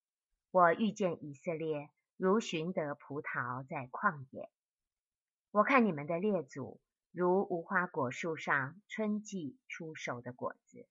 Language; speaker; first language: Chinese; native; Chinese